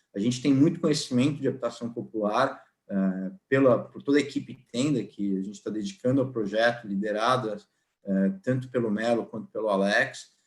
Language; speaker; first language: Portuguese; native; Portuguese